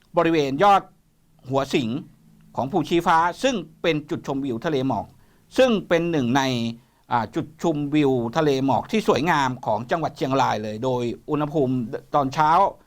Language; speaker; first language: Thai; native; Thai